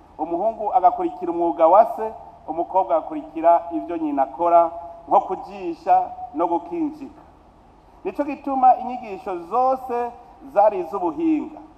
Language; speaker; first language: Rundi; native; Rundi